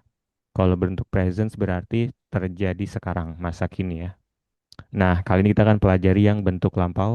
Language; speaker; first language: Indonesian; native; Indonesian